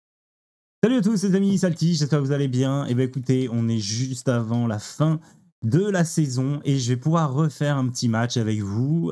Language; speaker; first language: French; native; French